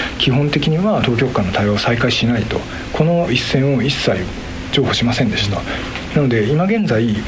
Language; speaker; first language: Japanese; native; Japanese